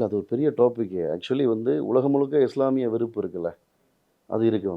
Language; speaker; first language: Tamil; native; Tamil